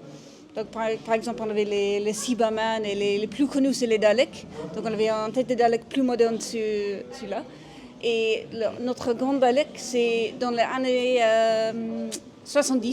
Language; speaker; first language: French; non-native, learner; English